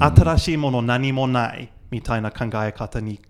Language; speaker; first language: Japanese; non-native, fluent; English